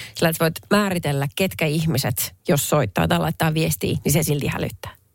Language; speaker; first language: Finnish; native; Finnish